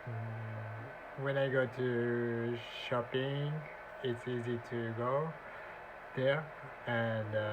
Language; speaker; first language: English; non-native, learner; Japanese